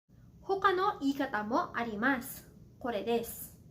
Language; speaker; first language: Japanese; non-native, fluent; Cebuano